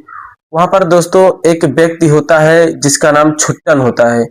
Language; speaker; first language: Hindi; native; Hindi